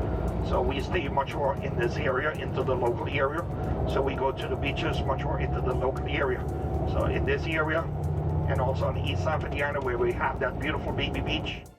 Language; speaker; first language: English; non-native, fluent; Papiamento